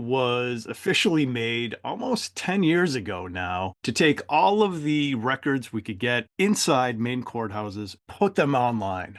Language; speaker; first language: English; native; English